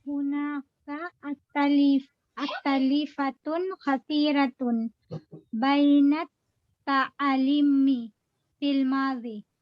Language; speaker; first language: Arabic; non-native, learner; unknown